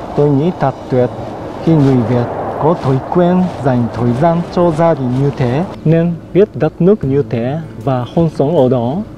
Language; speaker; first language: Vietnamese; non-native, fluent; Japanese